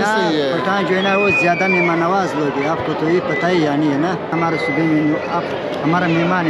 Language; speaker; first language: Hindi; non-native, local second language; Pashto